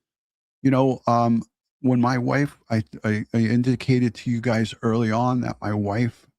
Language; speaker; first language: English; native; English